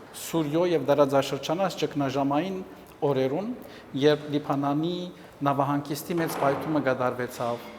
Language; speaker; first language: Armenian; early bilingual, heritage; Armenian